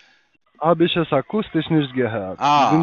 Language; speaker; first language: German; non-native, learner; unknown